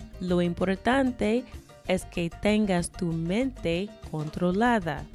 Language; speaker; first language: Spanish; non-native, fluent; English